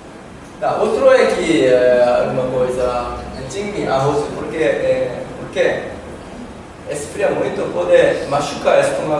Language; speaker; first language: Portuguese; non-native, learner; Korean